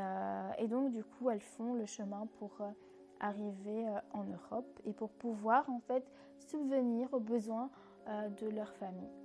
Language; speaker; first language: French; native; French